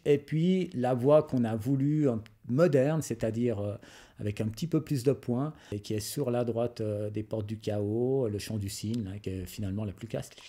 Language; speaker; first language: French; native; French